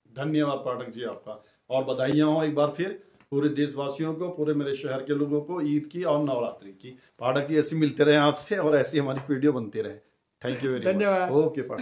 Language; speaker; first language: Hindi; native; Hindi